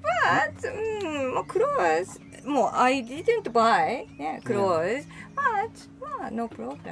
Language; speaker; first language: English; non-native, learner; Japanese